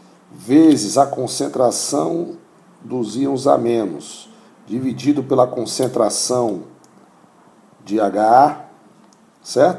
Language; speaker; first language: Portuguese; native; Portuguese